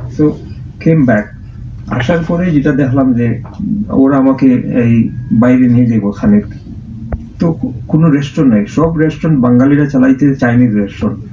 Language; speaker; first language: Bangla; early bilingual, heritage; Bangla